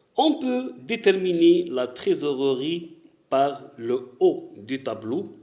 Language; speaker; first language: French; non-native, local second language; Arabic